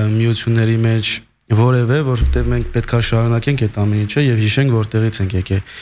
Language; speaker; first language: Armenian; early bilingual, heritage; Armenian